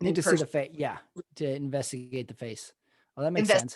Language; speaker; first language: English; native; English